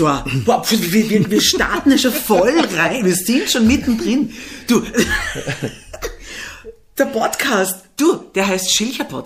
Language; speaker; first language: German; native; German